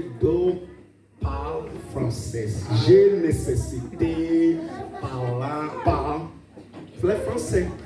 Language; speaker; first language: French; non-native, learner; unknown